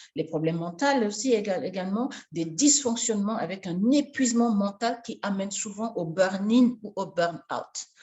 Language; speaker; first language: French; non-native, local second language; Wolof